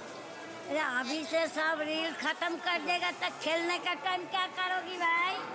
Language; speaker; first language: Hindi; non-native, local second language; Bangla